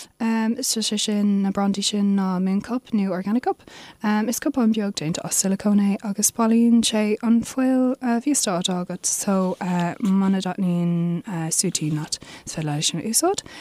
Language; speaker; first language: Irish; non-native, local second language; English